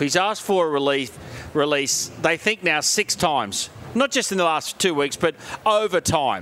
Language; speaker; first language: English; native; English